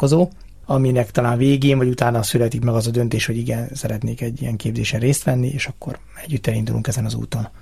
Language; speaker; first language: Hungarian; native; Hungarian